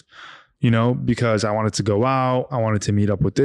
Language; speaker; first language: English; non-native, fluent; Arabic